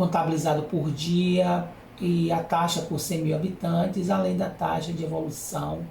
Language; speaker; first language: Portuguese; native; Portuguese